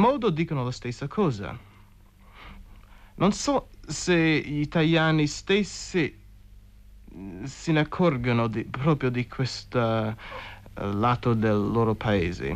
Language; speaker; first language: Italian; non-native, fluent; English